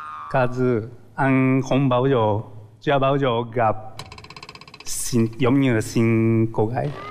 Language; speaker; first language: Vietnamese; non-native, learner; Japanese